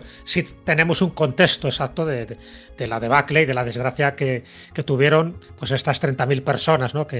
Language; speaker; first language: Spanish; native; Spanish